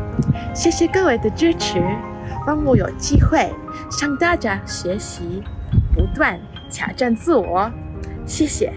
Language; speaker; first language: Chinese; non-native, learner; English